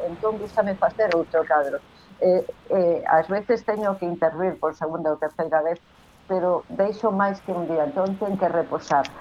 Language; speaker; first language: Galician; non-native, local second language; Spanish